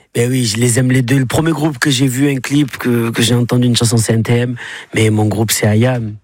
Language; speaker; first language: French; native; French